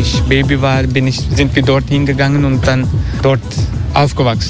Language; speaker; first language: German; non-native, learner; Turkish